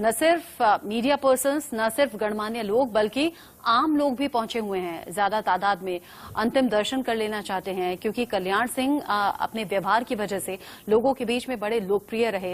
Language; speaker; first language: Hindi; native; Hindi